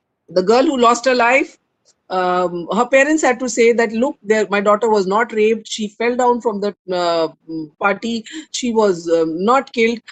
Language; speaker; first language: English; non-native, local second language; Hindi